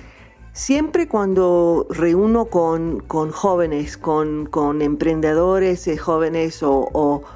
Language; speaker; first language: Spanish; non-native, fluent; English